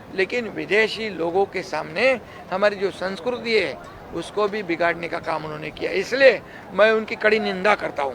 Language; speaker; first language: Hindi; non-native, local second language; Marathi